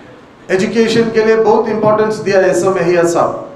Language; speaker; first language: Hindi; non-native, local second language; Urdu